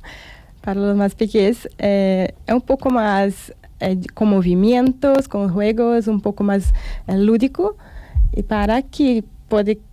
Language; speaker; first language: Spanish; non-native, learner; Portuguese